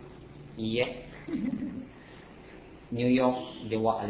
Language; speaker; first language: Japanese; non-native, learner; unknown